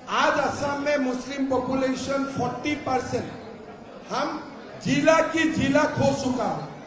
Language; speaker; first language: Hindi; non-native, local second language; Assamese